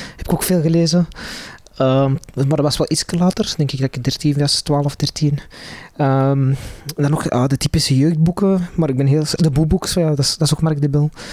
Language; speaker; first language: Dutch; non-native, local second language; Arabic